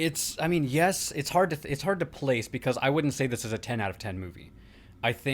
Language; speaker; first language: English; native; English